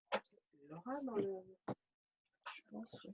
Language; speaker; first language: French; native; French